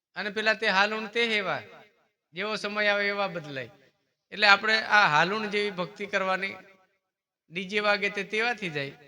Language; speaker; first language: Gujarati; native; Gujarati